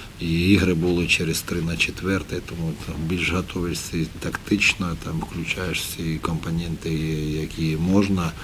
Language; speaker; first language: Ukrainian; native; Ukrainian